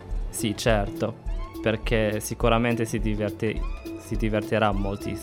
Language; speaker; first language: Italian; non-native, fluent; Arabic